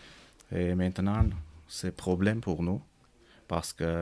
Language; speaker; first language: French; non-native, learner; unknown